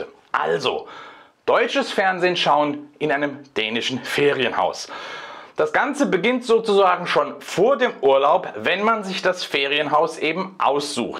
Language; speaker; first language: German; native; German